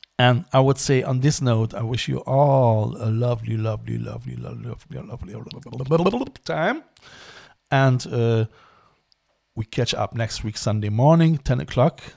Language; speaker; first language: English; non-native, fluent; German